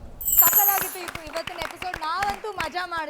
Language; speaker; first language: Kannada; native; Kannada